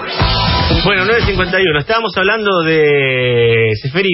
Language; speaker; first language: Spanish; native; Spanish